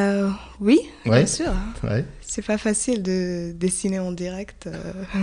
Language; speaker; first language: French; non-native, learner; Arabic